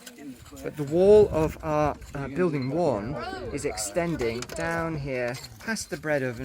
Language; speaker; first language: English; native; English